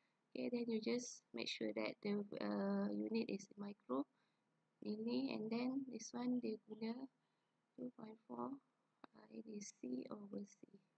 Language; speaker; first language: English; non-native, local second language; Malay